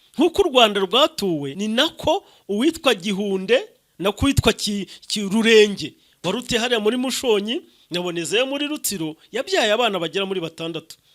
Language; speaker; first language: Kinyarwanda; native; Kinyarwanda